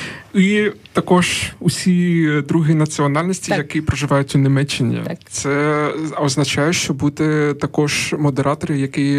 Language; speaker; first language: Ukrainian; non-native, local second language; Russian